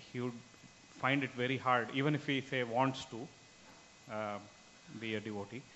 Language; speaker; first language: English; non-native, local second language; Marathi